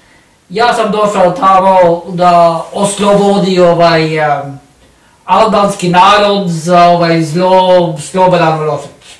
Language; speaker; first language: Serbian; non-native, learner; Norwegian